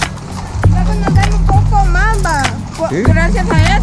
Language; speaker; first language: Spanish; native; Spanish